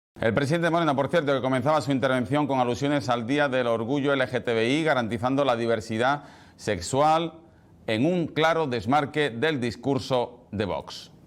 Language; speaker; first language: Spanish; native; Spanish